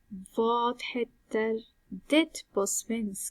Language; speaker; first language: Swedish; non-native, fluent; Persian